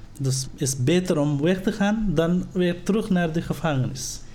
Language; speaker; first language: Dutch; non-native, learner; Nepali